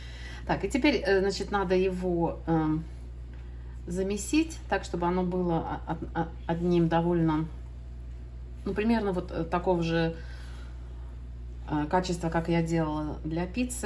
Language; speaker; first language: Russian; native; Russian